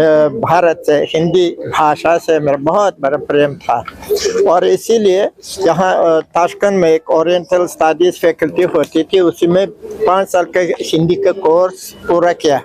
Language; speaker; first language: Hindi; non-native, fluent; Uzbek